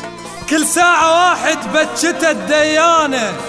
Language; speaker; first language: Arabic; native; Arabic